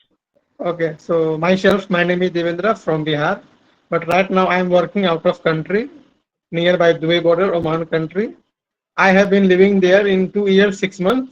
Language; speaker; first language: English; non-native, learner; Hindi